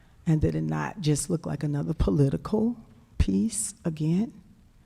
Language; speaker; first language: English; native; English